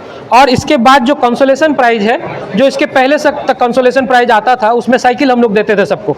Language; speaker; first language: Hindi; native; Hindi